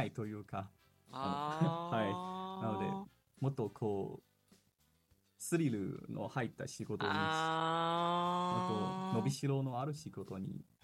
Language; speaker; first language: Japanese; non-native, fluent; Chinese